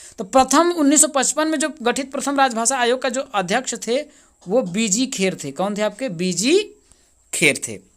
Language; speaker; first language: Hindi; native; Hindi